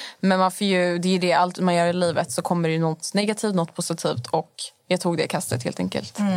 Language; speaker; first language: Swedish; early bilingual, other home language; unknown